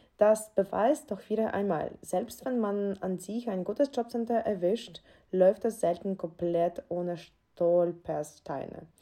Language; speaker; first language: German; non-native, fluent; Ukrainian